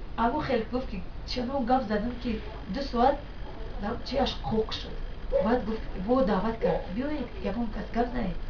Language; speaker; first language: Tajik; non-native, local second language; Shughni